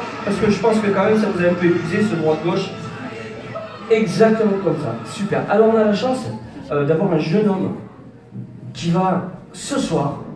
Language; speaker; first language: French; native; French